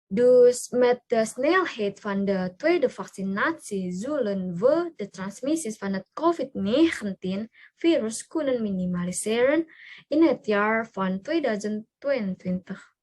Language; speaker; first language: Dutch; non-native, learner; Indonesian